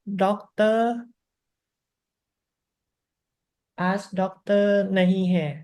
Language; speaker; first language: Hindi; non-native, learner; Thai